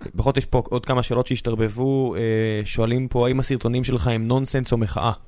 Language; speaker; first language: Hebrew; native; Hebrew